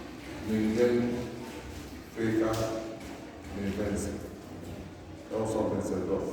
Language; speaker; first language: Portuguese; non-native, learner; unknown